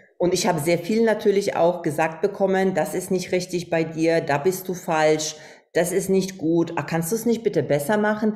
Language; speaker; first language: German; non-native, fluent; Polish